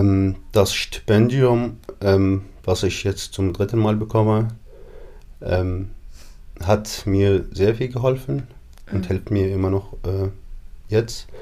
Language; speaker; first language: German; non-native, fluent; Arabic